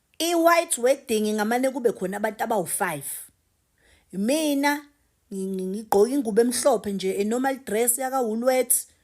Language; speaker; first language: Zulu; native; Zulu